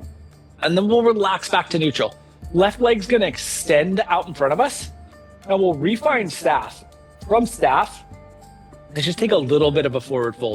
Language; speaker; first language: English; native; English